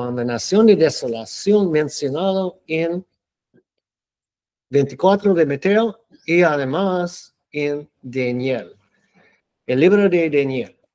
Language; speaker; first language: Spanish; non-native, learner; English